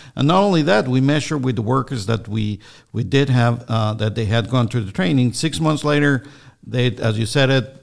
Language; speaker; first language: English; non-native, fluent; Spanish